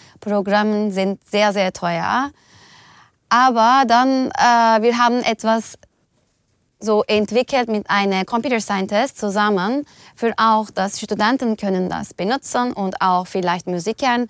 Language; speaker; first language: German; non-native, fluent; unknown